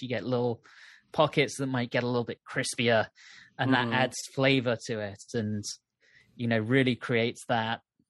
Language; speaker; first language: English; native; English